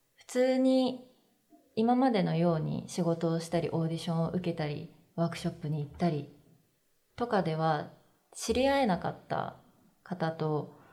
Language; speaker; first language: Japanese; native; Japanese